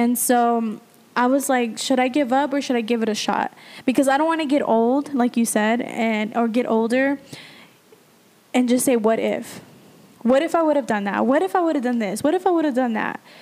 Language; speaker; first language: English; early bilingual, other home language; Spanish